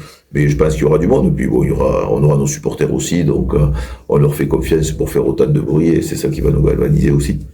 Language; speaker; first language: French; native; French